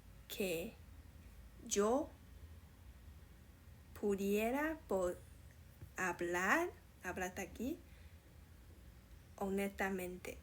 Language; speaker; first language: Spanish; non-native, fluent; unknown